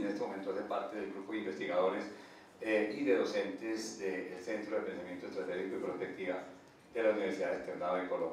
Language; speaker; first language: Spanish; native; Spanish